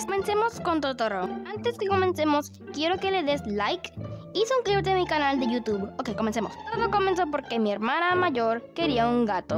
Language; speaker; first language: Spanish; early bilingual, heritage; Spanish